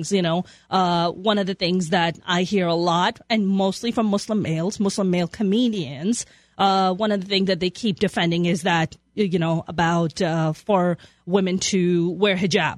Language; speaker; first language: English; non-native, local second language; Urdu